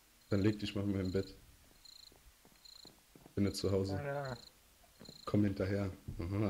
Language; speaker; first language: German; native; German